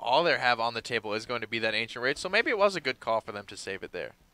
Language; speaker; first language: English; native; English